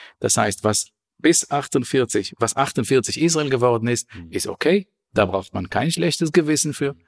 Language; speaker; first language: German; non-native, fluent; Hebrew